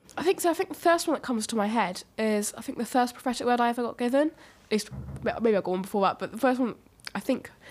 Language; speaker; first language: English; native; English